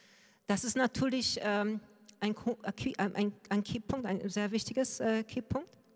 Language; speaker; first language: German; non-native, fluent; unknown